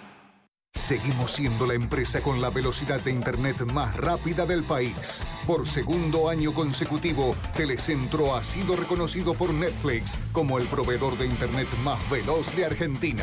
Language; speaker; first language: Spanish; native; Spanish